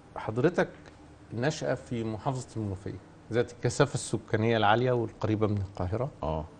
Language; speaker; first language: Arabic; native; Arabic